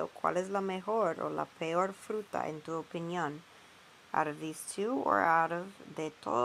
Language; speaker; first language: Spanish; non-native, fluent; English